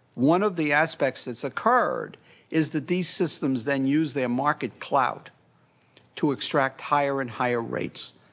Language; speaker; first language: English; native; English